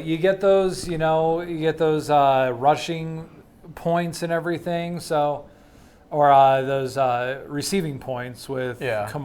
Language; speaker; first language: English; native; English